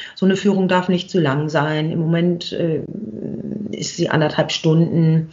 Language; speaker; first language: German; native; German